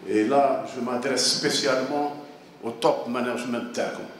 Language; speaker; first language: French; non-native, local second language; Arabic